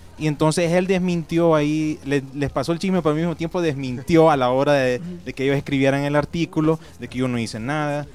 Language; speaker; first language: Spanish; native; Spanish